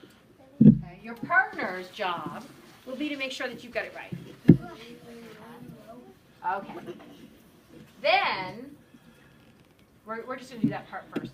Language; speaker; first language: English; native; English